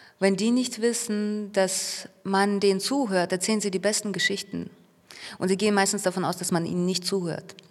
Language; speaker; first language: German; early bilingual, other home language; Russian